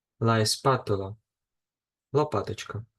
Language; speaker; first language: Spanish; non-native, fluent; Ukrainian